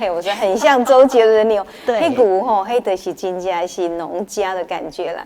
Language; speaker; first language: Chinese; native; Chinese